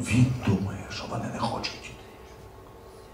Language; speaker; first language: Ukrainian; native; Ukrainian